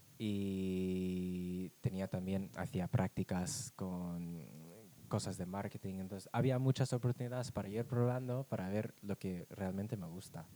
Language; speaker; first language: Spanish; non-native, fluent; English